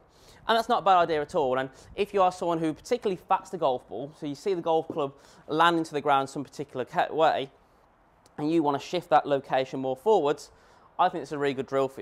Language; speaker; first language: English; native; English